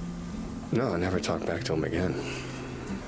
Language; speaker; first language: English; native; English